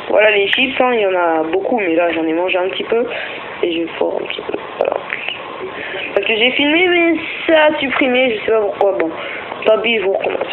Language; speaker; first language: French; native; French